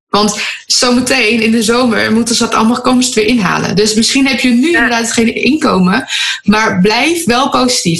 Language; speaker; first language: Dutch; native; Dutch